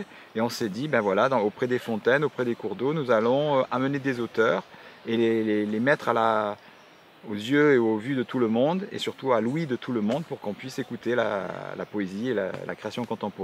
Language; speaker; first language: French; native; French